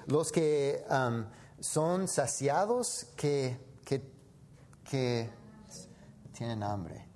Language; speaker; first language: Spanish; non-native, fluent; English